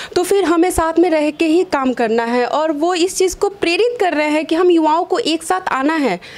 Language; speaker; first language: Hindi; native; Hindi